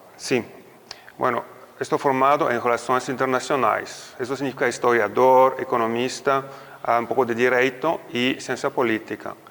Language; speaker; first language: Portuguese; non-native, fluent; French